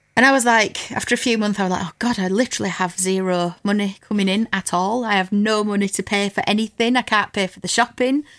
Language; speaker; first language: English; native; English